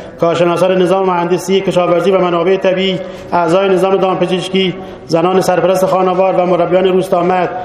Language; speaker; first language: Persian; non-native, local second language; Baluchi